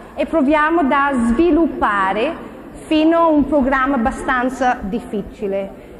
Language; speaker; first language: Italian; non-native, fluent; English